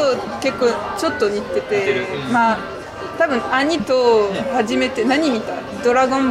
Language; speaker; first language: Japanese; non-native, fluent; French